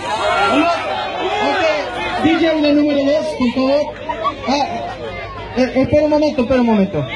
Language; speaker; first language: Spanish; non-native, learner; Haitian Creole